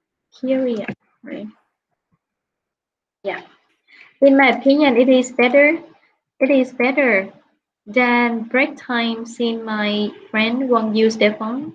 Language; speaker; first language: English; non-native, fluent; Vietnamese